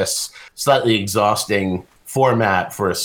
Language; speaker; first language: English; native; English